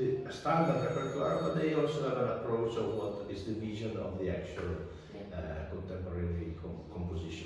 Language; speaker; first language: English; non-native, fluent; Italian